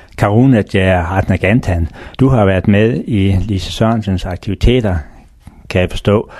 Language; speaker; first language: Danish; native; Danish